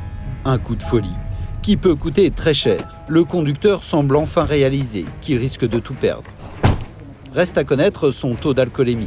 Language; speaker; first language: French; native; French